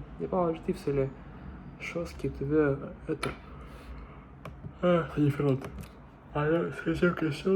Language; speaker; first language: French; non-native, learner; Russian